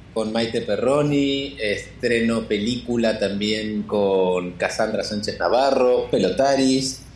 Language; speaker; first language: Spanish; native; Spanish